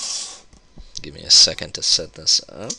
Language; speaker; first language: English; native; English